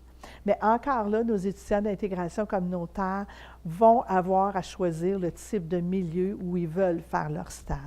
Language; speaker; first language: French; native; French